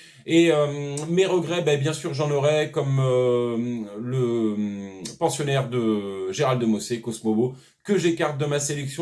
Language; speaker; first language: French; native; French